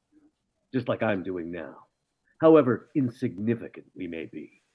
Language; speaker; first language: English; native; English